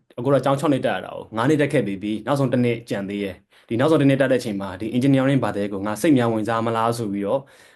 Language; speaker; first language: Burmese; native; Burmese